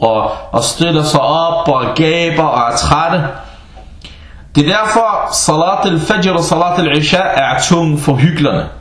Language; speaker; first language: Danish; non-native, fluent; Arabic